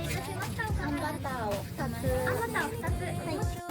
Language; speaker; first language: Japanese; native; Japanese